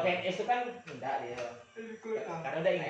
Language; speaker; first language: Malay; native; Malay